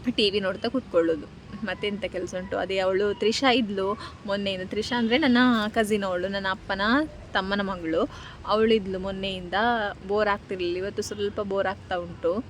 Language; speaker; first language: Kannada; non-native, local second language; Tulu